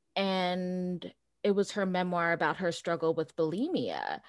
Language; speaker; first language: English; early bilingual, other home language; Portuguese